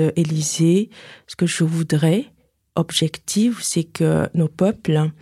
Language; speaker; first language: French; non-native, fluent; Chinese